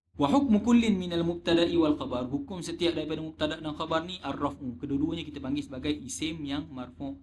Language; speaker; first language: Malay; native; Malay